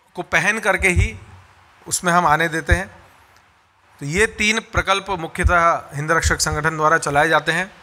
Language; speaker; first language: Hindi; native; Hindi